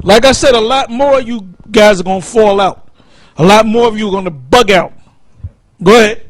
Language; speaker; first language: English; native; English